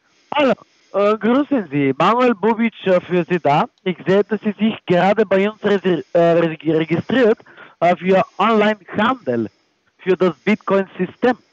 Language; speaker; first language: German; non-native, fluent; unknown